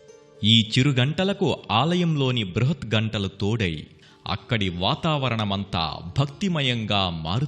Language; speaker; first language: Telugu; native; Telugu